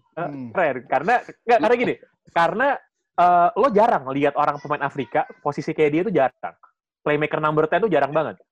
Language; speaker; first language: Indonesian; native; Indonesian